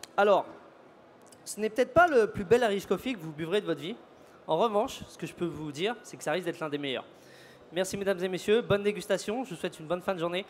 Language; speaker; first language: French; native; French